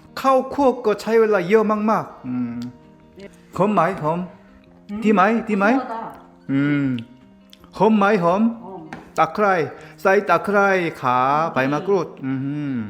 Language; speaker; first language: Thai; non-native, learner; Korean